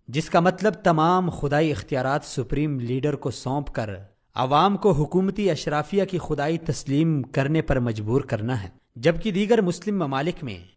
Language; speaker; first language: Urdu; native; Urdu